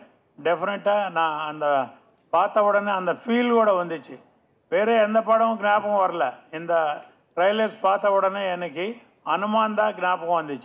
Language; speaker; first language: Tamil; non-native, local second language; Telugu